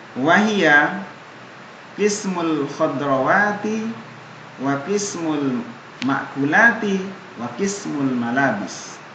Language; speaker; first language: Arabic; non-native, fluent; Indonesian